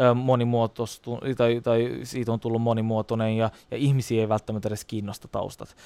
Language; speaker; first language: Finnish; non-native, fluent; Turkish